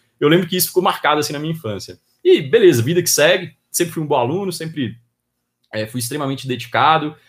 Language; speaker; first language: Portuguese; native; Portuguese